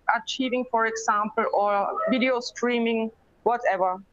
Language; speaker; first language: English; non-native, fluent; German